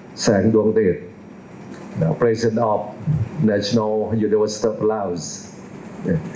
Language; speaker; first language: English; non-native, fluent; Thai